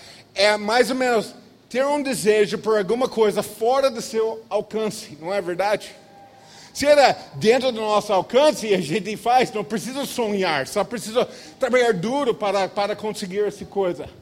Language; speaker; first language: Portuguese; non-native, fluent; English